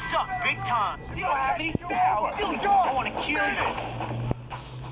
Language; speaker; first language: English; non-native, learner; Malay